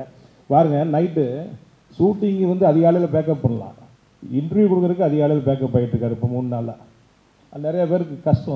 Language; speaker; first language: Tamil; native; Tamil